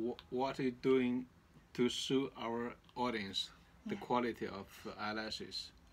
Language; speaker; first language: English; non-native, learner; Chinese